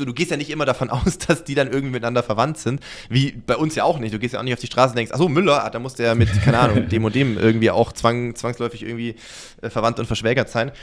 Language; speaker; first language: German; native; German